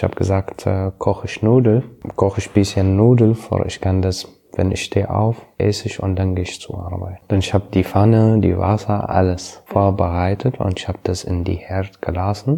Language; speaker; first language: German; non-native, learner; Arabic